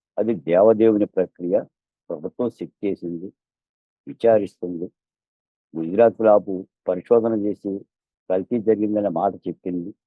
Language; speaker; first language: Telugu; native; Telugu